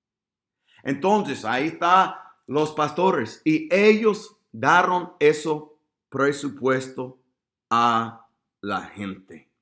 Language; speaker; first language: Spanish; non-native, fluent; English